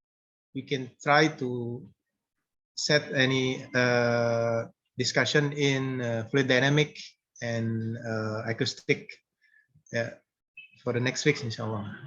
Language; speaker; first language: English; non-native, fluent; Indonesian